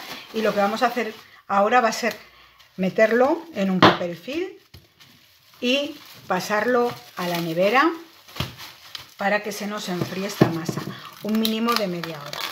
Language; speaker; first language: Spanish; native; Spanish